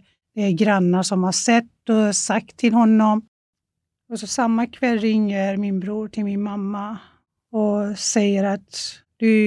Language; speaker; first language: Swedish; non-native, fluent; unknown